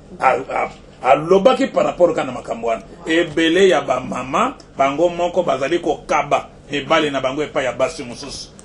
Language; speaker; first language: Lingala; native; Lingala